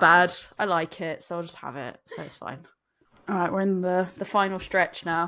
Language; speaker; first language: English; native; English